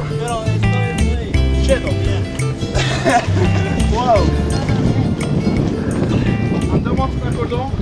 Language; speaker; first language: Spanish; non-native, learner; French